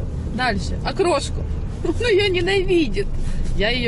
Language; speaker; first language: Russian; native; Russian